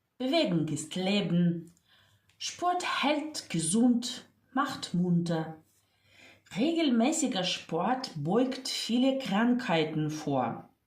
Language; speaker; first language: German; non-native, fluent; Ukrainian